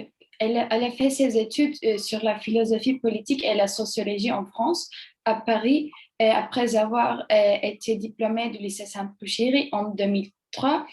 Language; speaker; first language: French; non-native, learner; Turkish